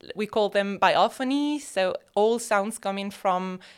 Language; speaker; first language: English; non-native, fluent; Spanish